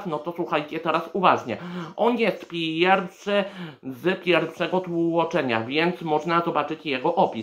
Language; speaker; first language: Polish; native; Polish